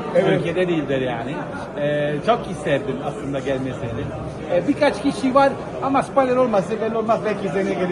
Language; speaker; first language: Turkish; non-native, fluent; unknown